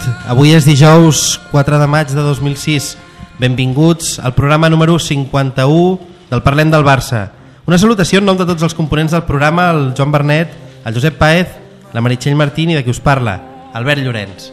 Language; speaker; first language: Catalan; native; Catalan